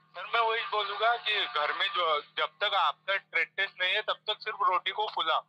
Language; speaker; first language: Hindi; non-native, local second language; Marathi